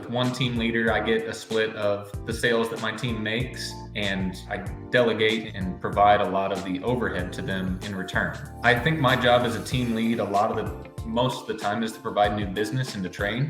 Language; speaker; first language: English; native; English